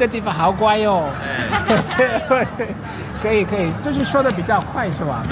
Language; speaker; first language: Chinese; non-native, fluent; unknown